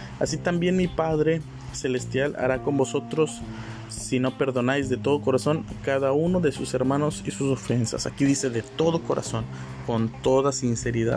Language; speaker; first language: Spanish; native; Spanish